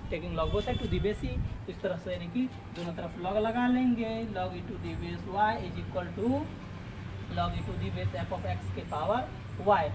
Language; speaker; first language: Hindi; native; Hindi